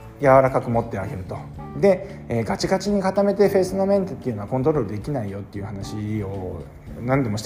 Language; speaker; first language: Japanese; native; Japanese